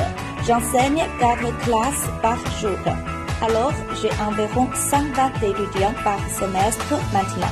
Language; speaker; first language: French; non-native, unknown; Chinese